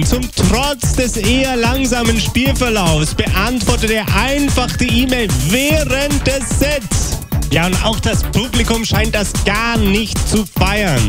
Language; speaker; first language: German; native; German